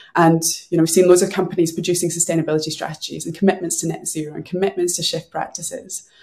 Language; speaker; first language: English; native; English